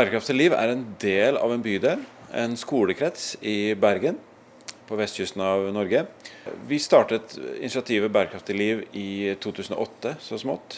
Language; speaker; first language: Norwegian; native; Norwegian